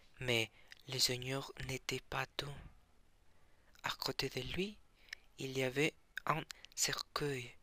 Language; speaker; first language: French; non-native, learner; Spanish